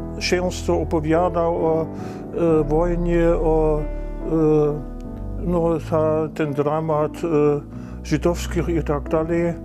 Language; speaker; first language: Polish; non-native, fluent; German